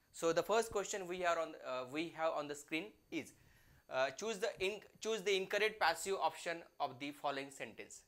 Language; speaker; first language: English; non-native, local second language; Marathi